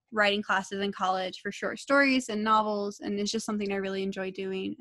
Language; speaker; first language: English; native; English